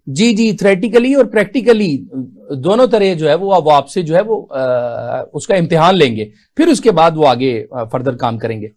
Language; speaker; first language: Urdu; non-native, local second language; Punjabi